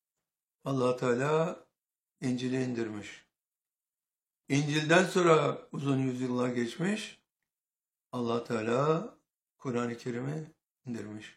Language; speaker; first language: Turkish; native; Turkish